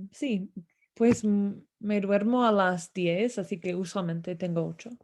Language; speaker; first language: Spanish; non-native, fluent; English